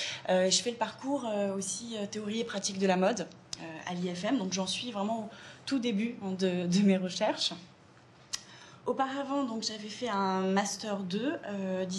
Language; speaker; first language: French; native; French